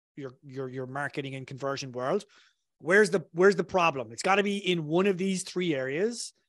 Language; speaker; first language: English; native; English